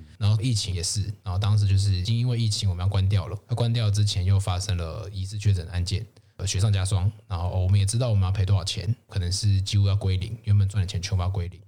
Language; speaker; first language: Chinese; native; Chinese